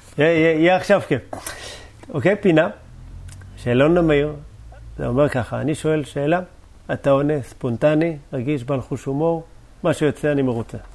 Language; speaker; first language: Hebrew; native; Hebrew